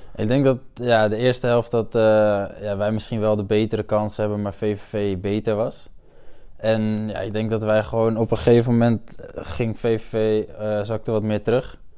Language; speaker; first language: Dutch; native; Dutch